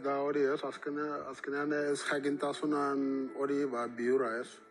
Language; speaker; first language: Basque; native; Basque